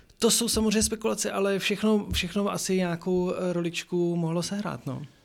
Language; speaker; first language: Czech; native; Czech